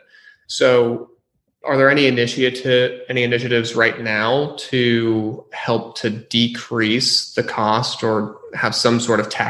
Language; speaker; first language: English; native; English